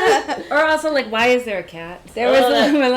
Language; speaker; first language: English; native; English